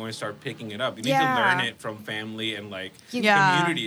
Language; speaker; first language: English; non-native, local second language; Urdu